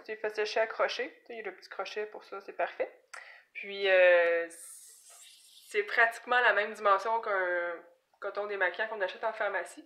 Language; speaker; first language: French; native; French